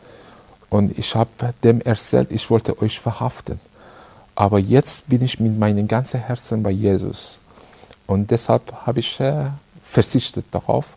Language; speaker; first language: German; non-native, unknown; Persian